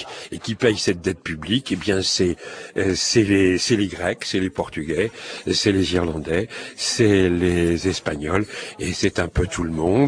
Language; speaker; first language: French; native; French